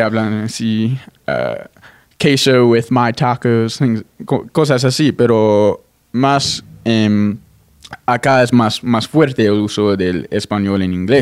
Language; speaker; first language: Spanish; non-native, fluent; English